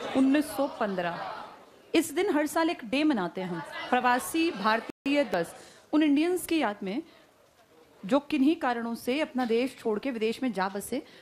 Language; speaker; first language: Hindi; native; Hindi